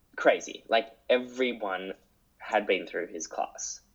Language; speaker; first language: English; native; English